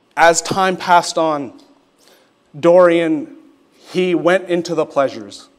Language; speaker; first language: English; native; English